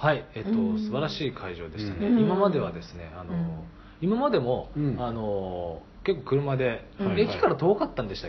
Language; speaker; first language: Japanese; native; Japanese